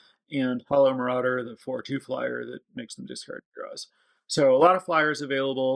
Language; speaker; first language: English; native; English